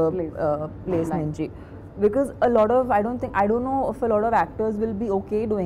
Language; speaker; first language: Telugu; non-native, fluent; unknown